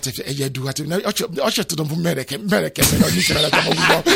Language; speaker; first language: Hungarian; non-native, fluent; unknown